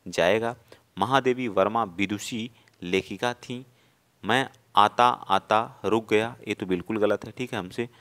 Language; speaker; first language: Hindi; native; Hindi